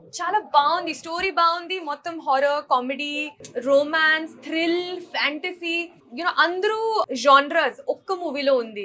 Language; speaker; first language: Telugu; non-native, learner; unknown